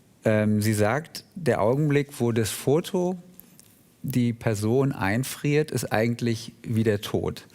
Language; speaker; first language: German; native; German